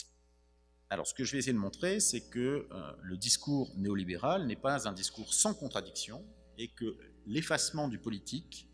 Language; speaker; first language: French; native; French